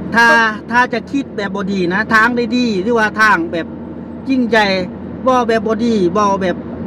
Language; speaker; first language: Thai; non-native, local second language; Lao